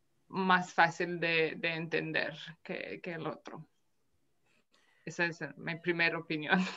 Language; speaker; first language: Spanish; non-native, fluent; Romanian